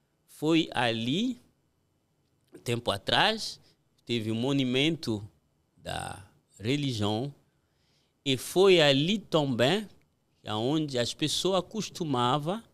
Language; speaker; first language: Portuguese; non-native, fluent; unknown